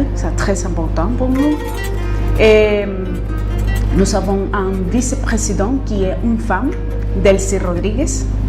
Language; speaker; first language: French; non-native, fluent; Spanish